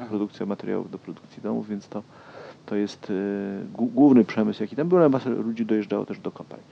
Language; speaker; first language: Polish; native; Polish